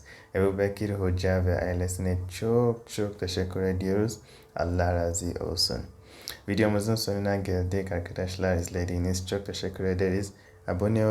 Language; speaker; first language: Turkish; non-native, fluent; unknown